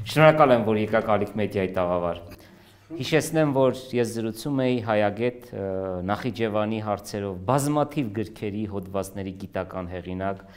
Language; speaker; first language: Armenian; native; Armenian